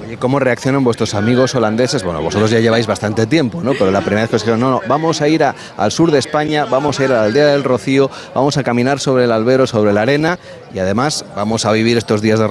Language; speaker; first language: Spanish; native; Spanish